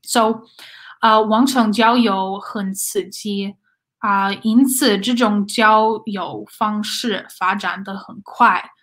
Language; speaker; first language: Chinese; non-native, learner; English